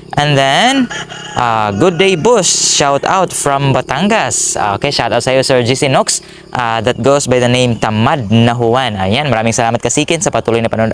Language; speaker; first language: Filipino; non-native, local second language; Cebuano